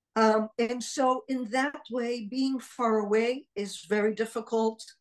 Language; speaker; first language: English; early bilingual, other home language; Hebrew